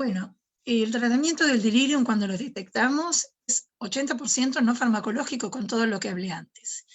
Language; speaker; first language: Spanish; native; Spanish